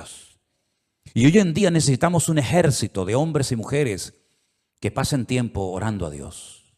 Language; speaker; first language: Spanish; native; Spanish